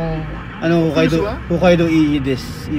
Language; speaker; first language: Japanese; non-native, learner; Filipino